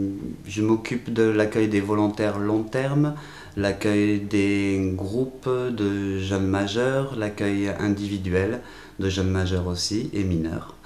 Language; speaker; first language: French; native; French